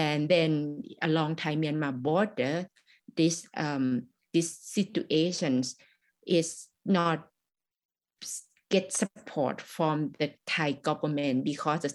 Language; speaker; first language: English; non-native, learner; Thai